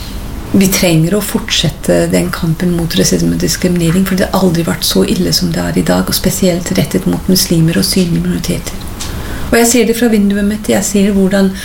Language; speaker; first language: Norwegian; non-native, fluent; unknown